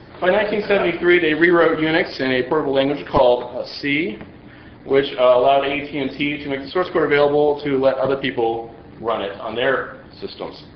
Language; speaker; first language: English; native; English